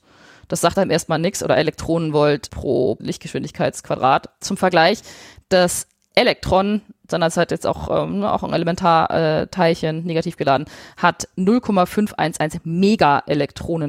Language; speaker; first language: German; native; German